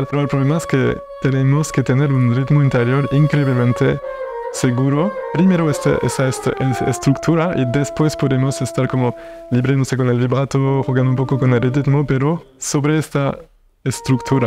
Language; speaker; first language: Spanish; non-native, fluent; French